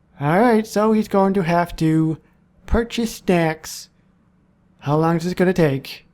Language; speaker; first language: English; native; English